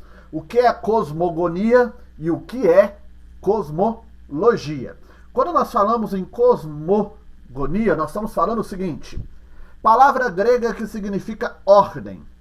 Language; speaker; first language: Portuguese; native; Portuguese